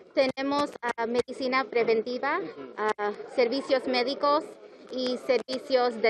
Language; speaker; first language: Spanish; non-native, learner; English